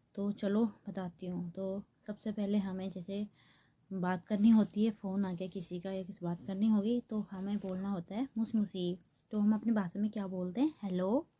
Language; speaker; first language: Hindi; native; Hindi